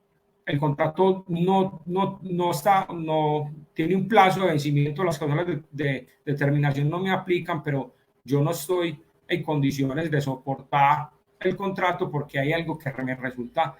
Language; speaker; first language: Spanish; native; Spanish